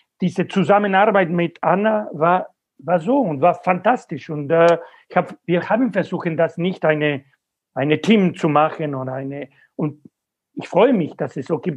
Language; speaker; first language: German; non-native, fluent; Spanish